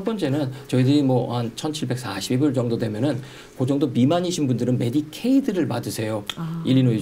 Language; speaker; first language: Korean; native; Korean